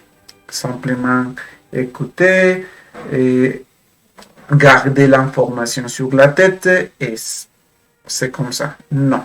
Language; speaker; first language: French; non-native, fluent; Spanish